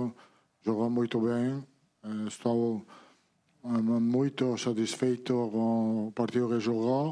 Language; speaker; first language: Portuguese; non-native, learner; Italian